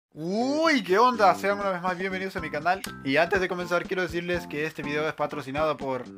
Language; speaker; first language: Spanish; native; Spanish